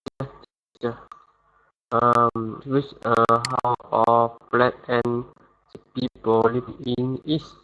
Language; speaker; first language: English; non-native, learner; Vietnamese